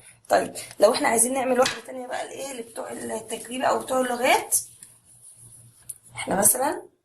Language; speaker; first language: Arabic; native; Arabic